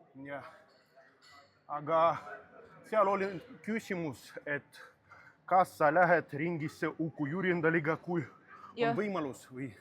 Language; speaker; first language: Estonian; non-native, local second language; Russian